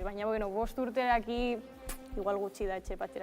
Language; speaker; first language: Basque; non-native, local second language; Spanish